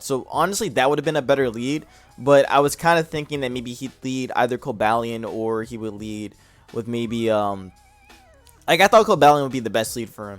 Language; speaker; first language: English; native; English